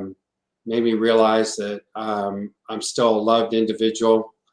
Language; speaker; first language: English; native; English